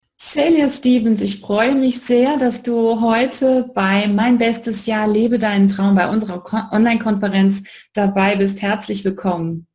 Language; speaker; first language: German; native; German